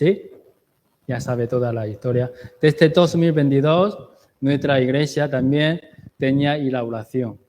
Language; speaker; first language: Spanish; non-native, learner; Chinese